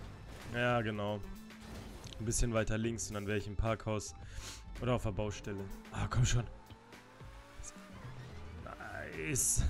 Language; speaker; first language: German; native; German